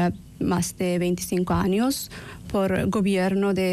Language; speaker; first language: Spanish; non-native, learner; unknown